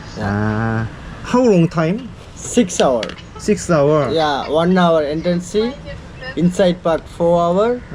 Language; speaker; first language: English; non-native, learner; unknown